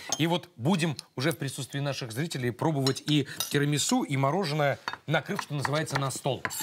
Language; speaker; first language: Russian; native; Russian